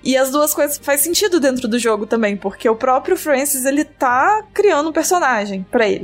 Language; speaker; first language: Portuguese; native; Portuguese